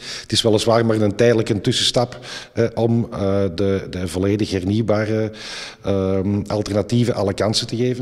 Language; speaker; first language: Dutch; native; Dutch